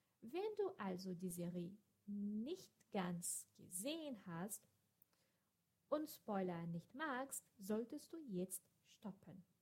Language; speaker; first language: German; non-native, fluent; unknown